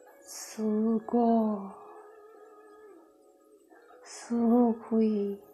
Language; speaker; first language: Japanese; non-native, fluent; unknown